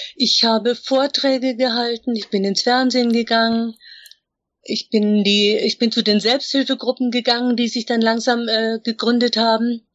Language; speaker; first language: German; native; German